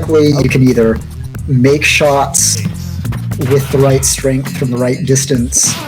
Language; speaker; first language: English; native; English